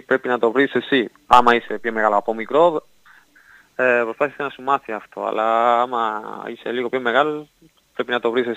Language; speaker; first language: Greek; non-native, learner; Spanish